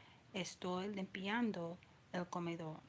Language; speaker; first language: Spanish; non-native, learner; English